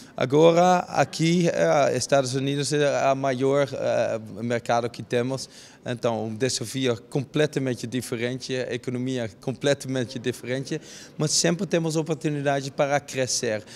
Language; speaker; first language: Portuguese; non-native, learner; Dutch